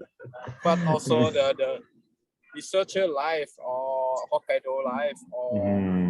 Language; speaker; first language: English; non-native, fluent; Thai